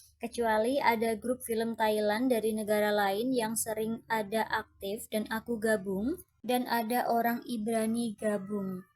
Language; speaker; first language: Indonesian; non-native, fluent; Thai